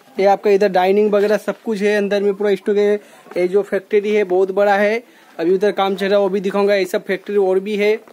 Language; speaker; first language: Hindi; non-native, local second language; Bangla